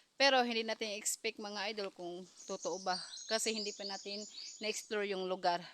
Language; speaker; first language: Filipino; non-native, local second language; Cebuano